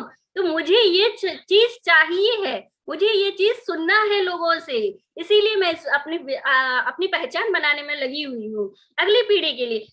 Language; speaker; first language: Hindi; native; Hindi